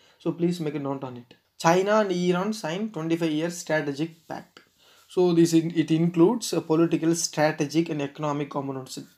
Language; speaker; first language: English; non-native, local second language; Tamil